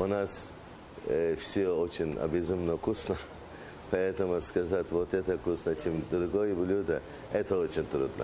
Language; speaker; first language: Russian; non-native, learner; Turkish